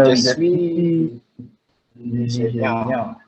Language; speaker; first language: French; non-native, learner; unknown